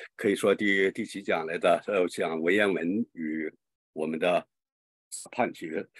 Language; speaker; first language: Chinese; native; Chinese